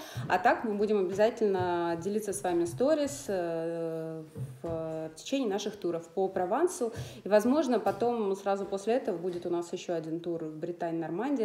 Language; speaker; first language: Russian; native; Russian